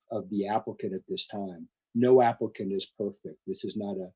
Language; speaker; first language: English; native; English